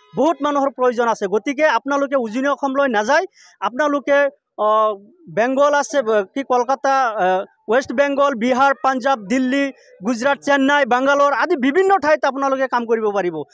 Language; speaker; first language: Assamese; non-native, local second language; Bangla